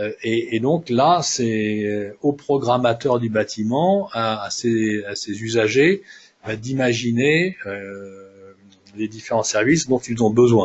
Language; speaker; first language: French; native; French